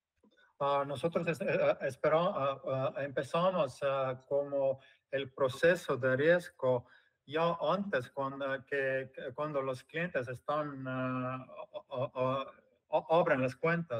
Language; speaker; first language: Spanish; non-native, fluent; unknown